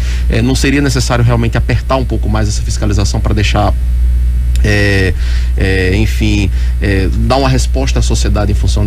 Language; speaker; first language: Portuguese; native; Portuguese